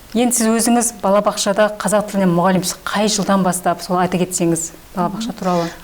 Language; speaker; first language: Kazakh; native; Kazakh